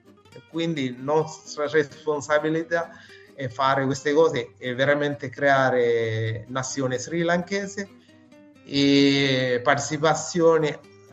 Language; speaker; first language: Italian; non-native, fluent; Sinhala